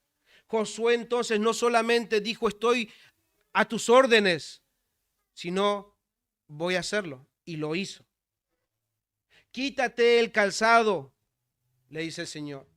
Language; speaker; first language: Spanish; native; Spanish